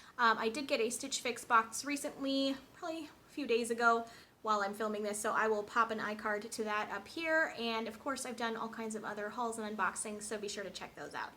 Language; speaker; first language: English; native; English